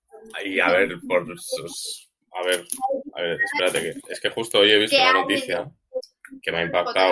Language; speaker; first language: Spanish; native; Spanish